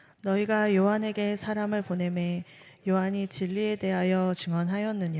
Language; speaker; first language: Korean; native; Korean